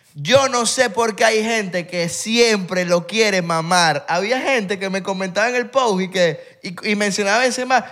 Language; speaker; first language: Spanish; native; Spanish